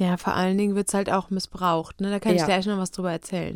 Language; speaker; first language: German; native; German